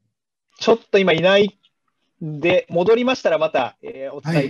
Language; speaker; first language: Japanese; native; Japanese